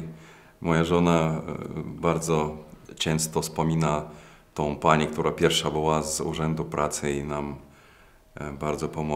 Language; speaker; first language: Polish; non-native, fluent; Russian